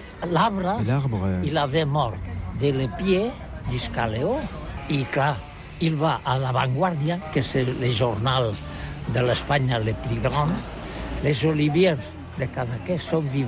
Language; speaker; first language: French; non-native, learner; Catalan